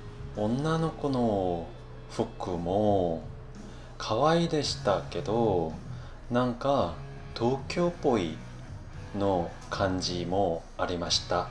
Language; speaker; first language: Japanese; non-native, learner; Korean